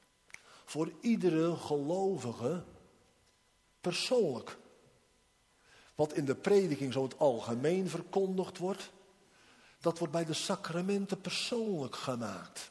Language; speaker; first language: Dutch; native; Dutch